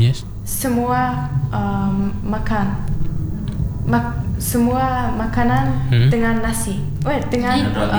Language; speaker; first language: Indonesian; non-native, learner; Turkmen